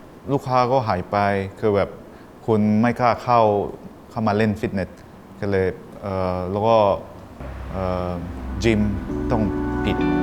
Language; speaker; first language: Thai; non-native, fluent; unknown